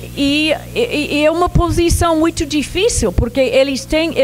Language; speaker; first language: Portuguese; non-native, fluent; English